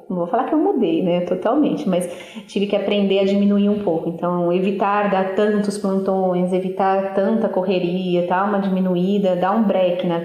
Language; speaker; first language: Portuguese; native; Portuguese